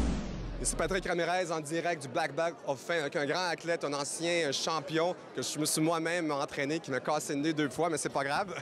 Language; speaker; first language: French; native; French